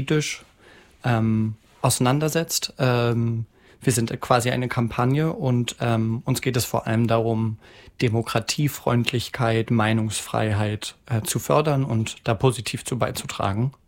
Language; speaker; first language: German; native; German